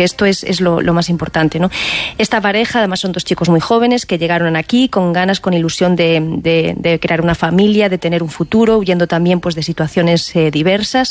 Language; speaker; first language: Spanish; native; Spanish